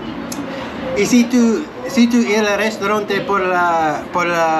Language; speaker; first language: Spanish; non-native, learner; English